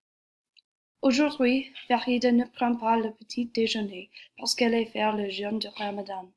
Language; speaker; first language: French; non-native, learner; English